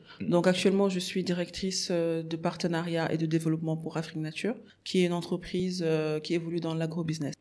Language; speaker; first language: French; non-native, local second language; Wolof